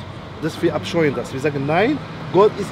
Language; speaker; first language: German; non-native, learner; Arabic